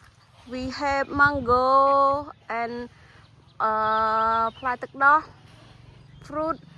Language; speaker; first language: English; non-native, learner; Khmer